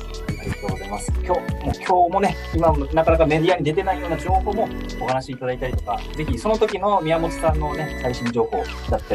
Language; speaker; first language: Japanese; native; Japanese